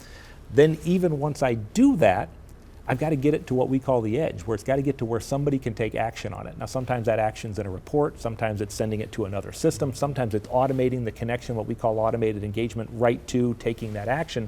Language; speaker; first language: English; native; English